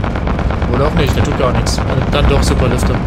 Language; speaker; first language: German; native; German